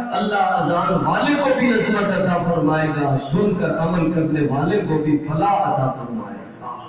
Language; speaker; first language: Urdu; non-native, local second language; Punjabi